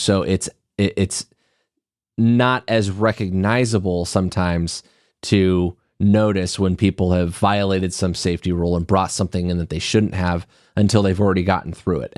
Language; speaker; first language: English; native; English